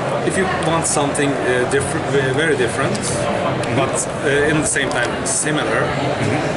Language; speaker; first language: English; non-native, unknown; Turkish